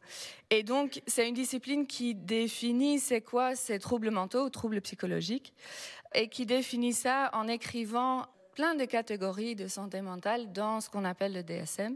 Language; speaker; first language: French; non-native, fluent; Dutch